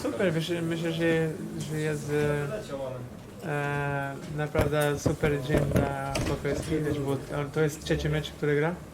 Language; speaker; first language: Polish; non-native, fluent; Portuguese